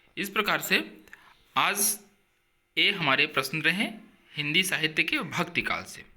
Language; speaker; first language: Hindi; native; Hindi